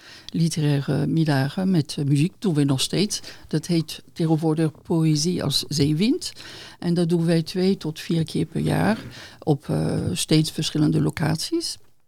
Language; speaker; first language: Dutch; non-native, fluent; French